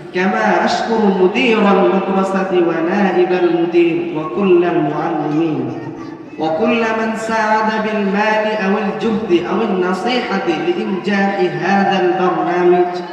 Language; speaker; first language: Arabic; non-native, learner; Bangla